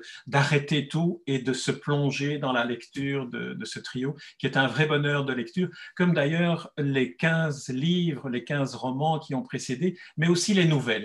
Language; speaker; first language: French; native; French